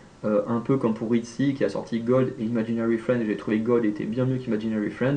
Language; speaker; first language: French; native; French